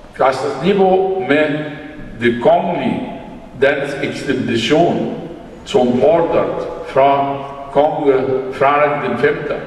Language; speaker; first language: Danish; non-native, fluent; Arabic